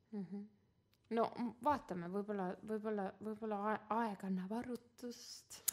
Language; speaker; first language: Estonian; native; Estonian